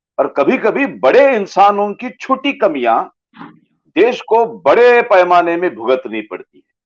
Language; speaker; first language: Hindi; non-native, local second language; Marathi